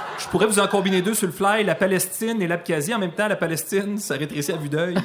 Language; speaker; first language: French; native; French